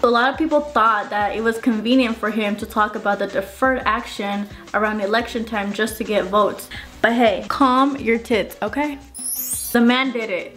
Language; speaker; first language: English; early bilingual, other home language; Spanish